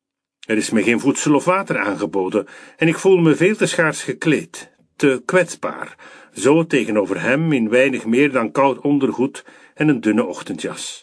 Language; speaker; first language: Dutch; native; Dutch